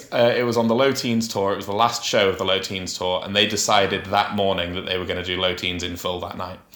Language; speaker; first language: English; native; English